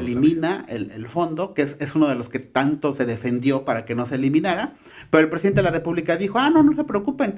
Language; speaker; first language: Spanish; native; Spanish